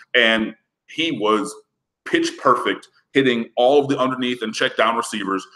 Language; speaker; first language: English; native; English